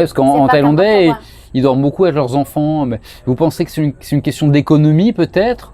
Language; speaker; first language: French; native; French